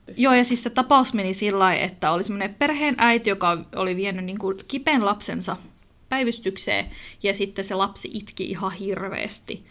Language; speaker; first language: Finnish; early bilingual, other home language; Kurdish